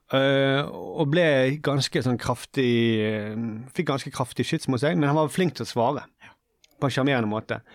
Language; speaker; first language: Norwegian; native; Norwegian